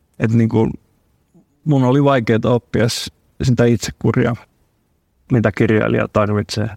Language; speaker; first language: Finnish; non-native, local second language; Swedish